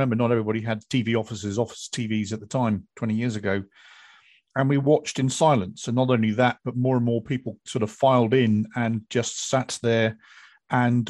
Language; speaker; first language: English; native; English